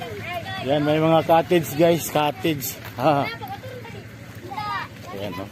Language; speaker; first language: Filipino; early bilingual, heritage; Filipino